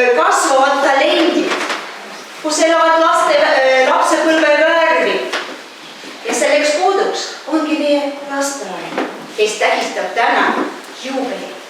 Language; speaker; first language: Estonian; non-native, local second language; Russian